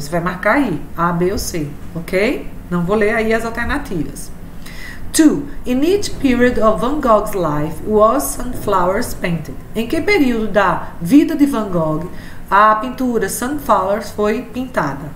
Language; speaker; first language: Portuguese; native; Portuguese